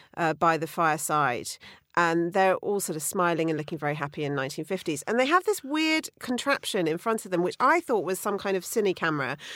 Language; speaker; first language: English; native; English